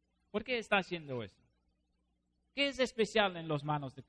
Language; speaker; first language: Spanish; non-native, fluent; Dutch